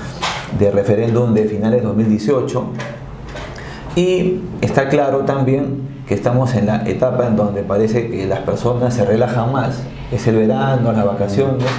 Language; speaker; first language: Spanish; native; Spanish